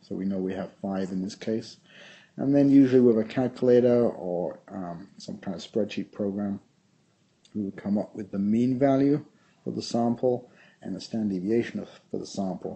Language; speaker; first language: English; native; English